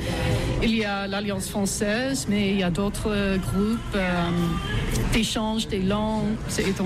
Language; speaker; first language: French; non-native, fluent; English